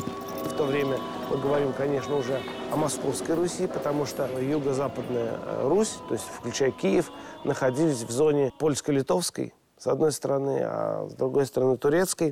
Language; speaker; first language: Russian; native; Russian